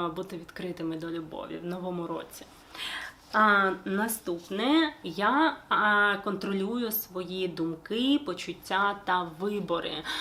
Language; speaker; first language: Ukrainian; non-native, local second language; Russian